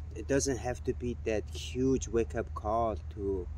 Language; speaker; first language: English; non-native, fluent; Mongolian